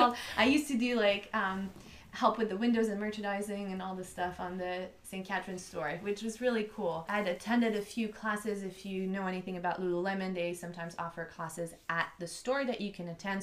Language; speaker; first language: English; non-native, fluent; French